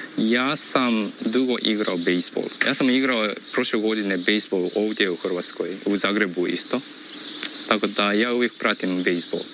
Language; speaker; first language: Croatian; non-native, fluent; Japanese